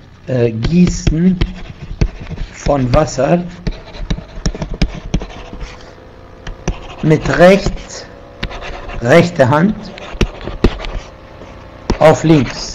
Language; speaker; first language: German; non-native, fluent; Arabic